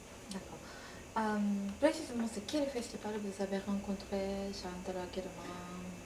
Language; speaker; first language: French; non-native, fluent; Japanese